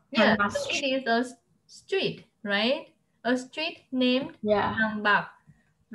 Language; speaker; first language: English; non-native, fluent; Vietnamese